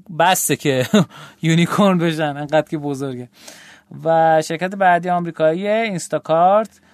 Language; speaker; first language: Persian; native; Persian